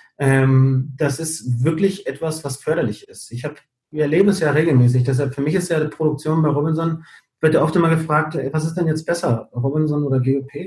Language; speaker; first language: German; early bilingual, heritage; German